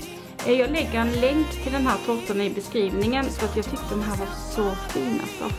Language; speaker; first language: Swedish; native; Swedish